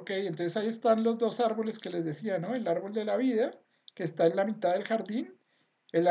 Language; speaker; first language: Spanish; native; Spanish